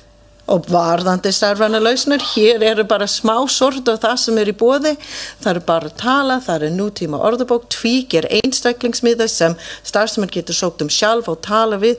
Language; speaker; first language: Icelandic; non-native, fluent; English